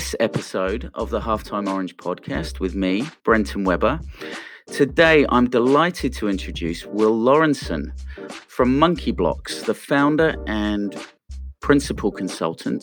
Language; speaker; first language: English; native; English